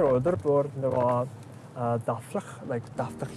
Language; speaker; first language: Mongolian; non-native, learner; English